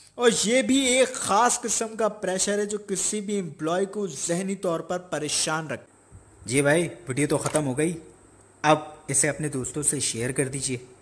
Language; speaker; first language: Urdu; native; Urdu